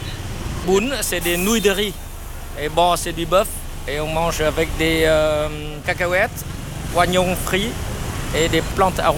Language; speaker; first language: French; non-native, fluent; Vietnamese